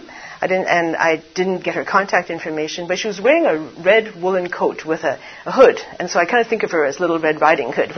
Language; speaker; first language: English; native; English